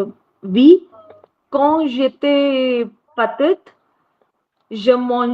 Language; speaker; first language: French; non-native, learner; Hindi